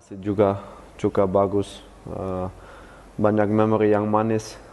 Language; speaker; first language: Indonesian; non-native, fluent; Dutch